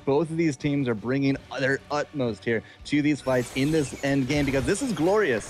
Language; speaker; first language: English; native; English